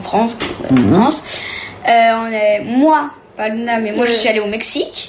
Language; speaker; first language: French; early bilingual, heritage; French